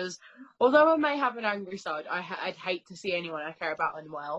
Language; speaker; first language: English; native; English